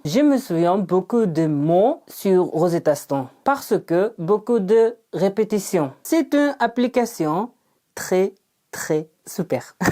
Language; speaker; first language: French; non-native, learner; Uzbek